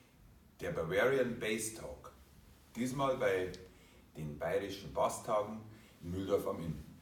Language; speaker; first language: German; native; German